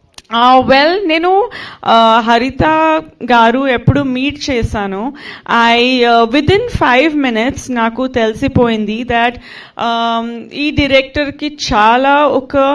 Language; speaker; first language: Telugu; non-native, local second language; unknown